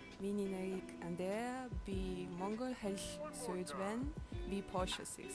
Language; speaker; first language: Mongolian; non-native, learner; Polish